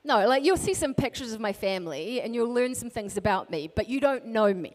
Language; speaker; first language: English; native; English